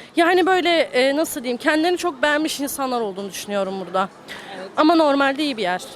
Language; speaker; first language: Turkish; native; Turkish